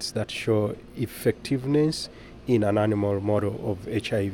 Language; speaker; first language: English; non-native, local second language; Ganda